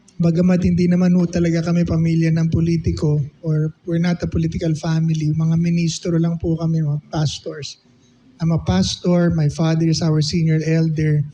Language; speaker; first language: Filipino; native; Filipino